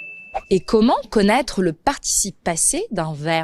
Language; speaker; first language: French; native; French